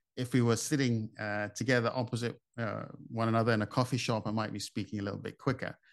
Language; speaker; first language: English; native; English